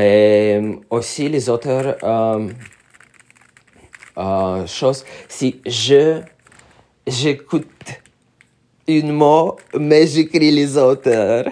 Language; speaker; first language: French; non-native, learner; Russian